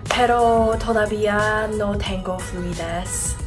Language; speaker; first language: Spanish; non-native, learner; Cantonese